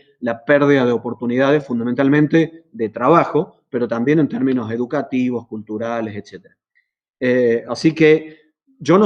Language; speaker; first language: Spanish; native; Spanish